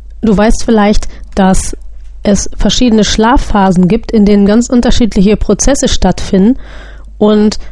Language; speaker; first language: German; native; German